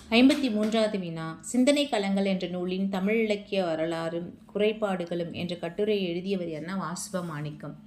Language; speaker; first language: Tamil; native; Tamil